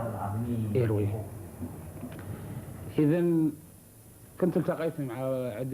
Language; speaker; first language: Arabic; native; Arabic